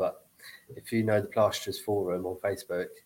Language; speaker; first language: English; native; English